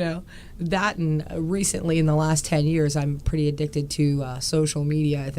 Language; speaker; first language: English; native; English